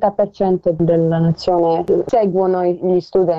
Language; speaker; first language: Italian; non-native, learner; Serbian